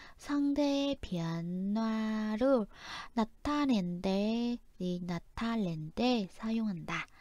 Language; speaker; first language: Korean; non-native, fluent; Vietnamese